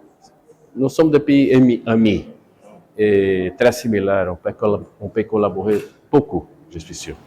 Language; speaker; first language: French; non-native, fluent; Portuguese